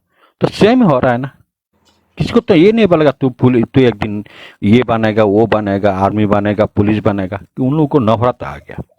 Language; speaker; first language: Hindi; non-native, learner; Bangla